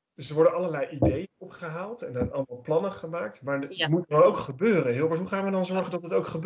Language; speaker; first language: Dutch; native; Dutch